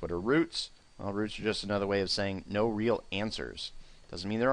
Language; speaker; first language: English; native; English